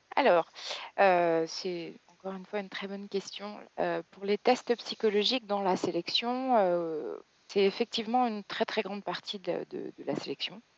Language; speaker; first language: French; native; French